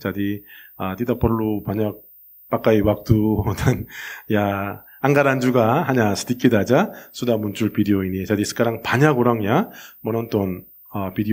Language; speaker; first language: Indonesian; non-native, learner; Korean